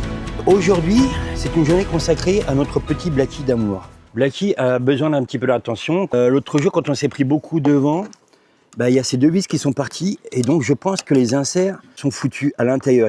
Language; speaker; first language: French; native; French